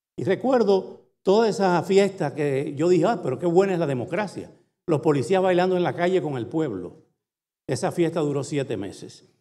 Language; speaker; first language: Spanish; native; Spanish